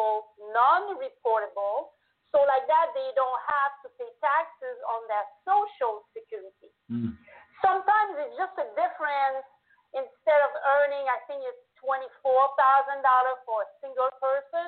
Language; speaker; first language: English; non-native, fluent; French